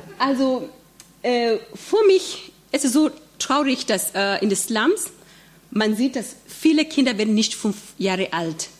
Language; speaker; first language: German; non-native, fluent; Swahili